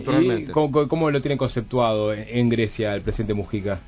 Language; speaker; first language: Spanish; native; Spanish